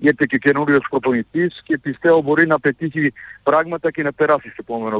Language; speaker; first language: Greek; non-native, fluent; Serbian